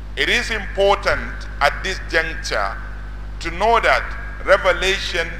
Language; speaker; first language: English; non-native, local second language; Hausa